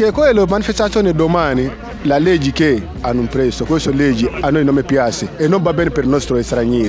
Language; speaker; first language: Italian; non-native, learner; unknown